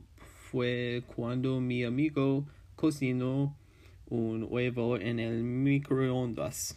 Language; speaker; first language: Spanish; non-native, learner; English